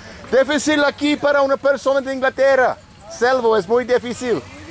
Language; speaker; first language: Spanish; non-native, learner; English